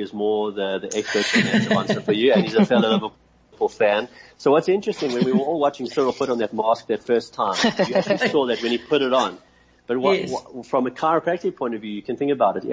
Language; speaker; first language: English; native; English